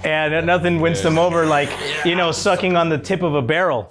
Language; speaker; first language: English; early bilingual, other home language; Spanish